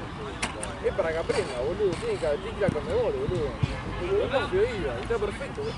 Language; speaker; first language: Spanish; native; Spanish